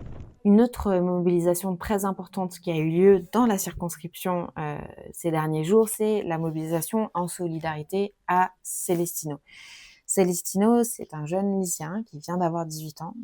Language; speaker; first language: French; native; French